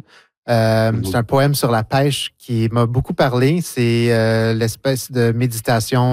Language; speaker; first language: French; native; French